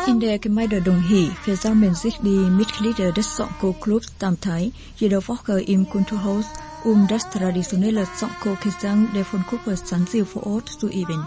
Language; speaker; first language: German; non-native, fluent; Vietnamese